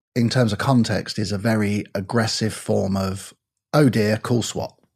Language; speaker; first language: English; native; English